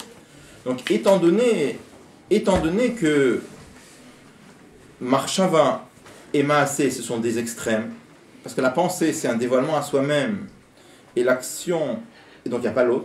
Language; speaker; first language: French; native; French